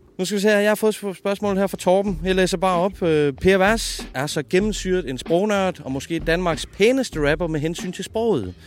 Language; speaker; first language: Danish; native; Danish